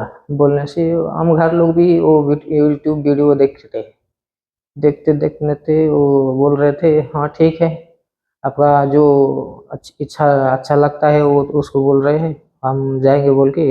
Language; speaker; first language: Hindi; non-native, local second language; Odia